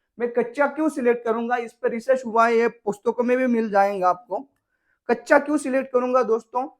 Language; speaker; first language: Hindi; non-native, local second language; Marathi